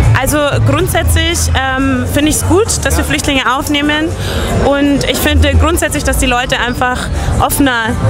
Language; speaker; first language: German; native; German